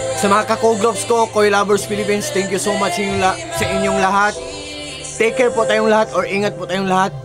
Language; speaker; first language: Filipino; non-native, local second language; Cebuano